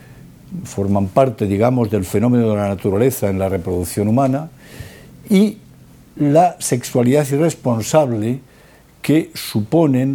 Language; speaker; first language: Spanish; native; Spanish